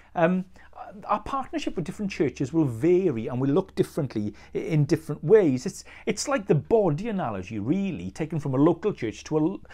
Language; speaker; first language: English; native; English